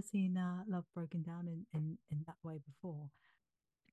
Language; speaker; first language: English; native; English